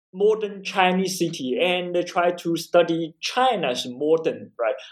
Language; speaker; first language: English; non-native, fluent; Chinese